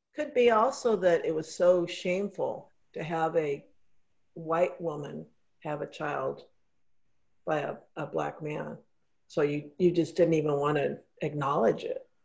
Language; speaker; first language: English; native; English